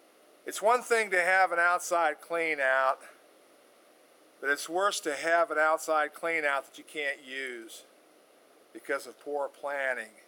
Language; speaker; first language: English; native; English